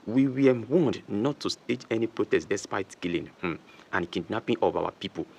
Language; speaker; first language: English; non-native, local second language; Yoruba